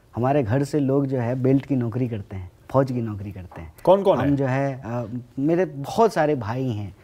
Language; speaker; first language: Hindi; native; Hindi